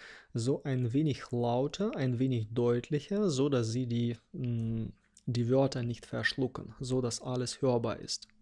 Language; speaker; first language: German; non-native, fluent; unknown